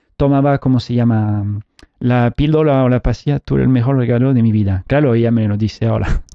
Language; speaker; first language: Spanish; early bilingual, heritage; Spanish